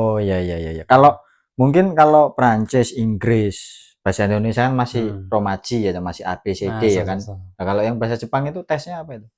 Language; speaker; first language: Indonesian; native; Indonesian